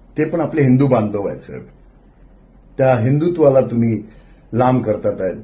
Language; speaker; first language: Marathi; non-native, local second language; Hindi